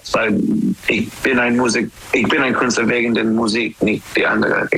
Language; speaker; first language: German; non-native, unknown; English